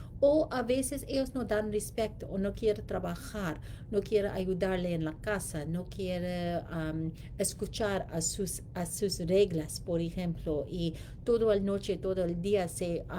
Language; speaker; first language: Spanish; non-native, learner; English